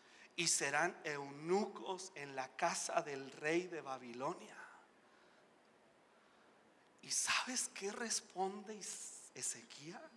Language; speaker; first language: Spanish; native; Spanish